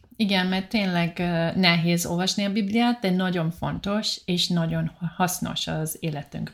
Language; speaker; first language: Hungarian; non-native, learner; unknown